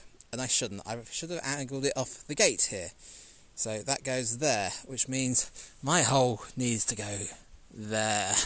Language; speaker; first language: English; native; English